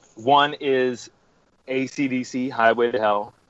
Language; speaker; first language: English; native; English